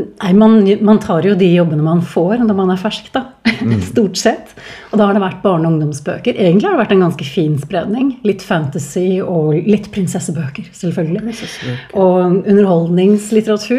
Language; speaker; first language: Norwegian; native; Norwegian